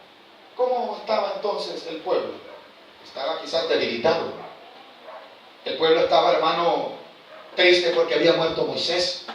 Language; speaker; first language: Spanish; native; Spanish